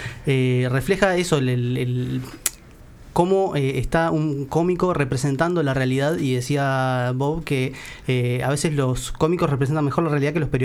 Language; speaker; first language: Spanish; native; Spanish